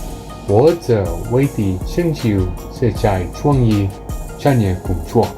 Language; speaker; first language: Chinese; non-native, learner; Indonesian